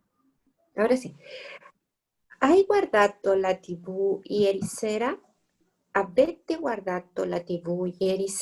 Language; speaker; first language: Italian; non-native, learner; Spanish